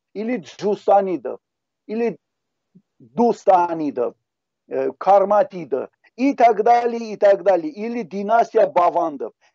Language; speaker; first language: Russian; non-native, local second language; Talysh